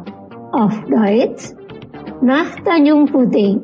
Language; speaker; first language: German; non-native, learner; Indonesian